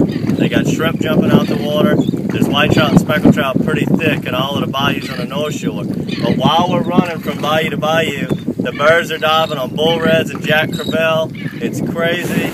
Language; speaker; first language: English; native; English